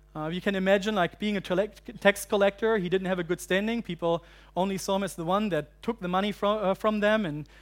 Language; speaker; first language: English; non-native, fluent; German